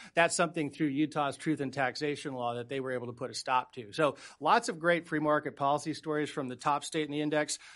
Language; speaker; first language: English; native; English